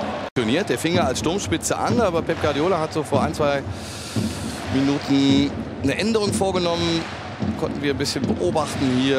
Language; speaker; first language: German; native; German